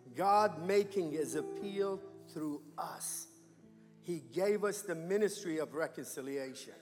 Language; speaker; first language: English; non-native, fluent; Persian